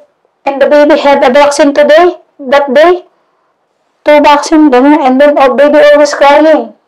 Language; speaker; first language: English; non-native, learner; Indonesian